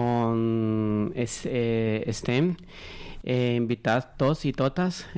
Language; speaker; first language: Catalan; non-native, learner; Spanish